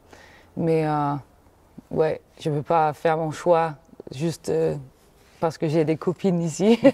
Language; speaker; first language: French; non-native, fluent; Danish